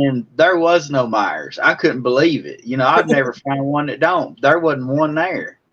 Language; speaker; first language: English; native; English